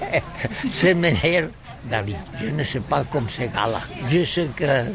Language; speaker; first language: French; non-native, learner; Catalan